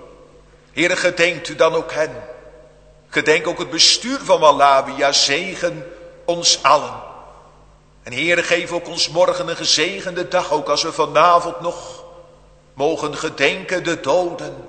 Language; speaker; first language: Dutch; native; Dutch